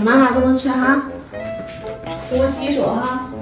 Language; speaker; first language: Chinese; native; Chinese